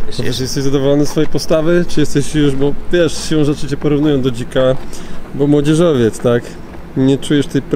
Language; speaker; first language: Polish; native; Polish